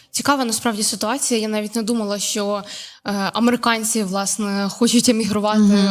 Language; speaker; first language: Ukrainian; native; Ukrainian